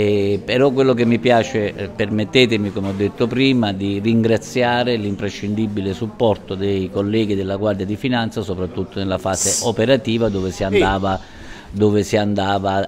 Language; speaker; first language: Italian; native; Italian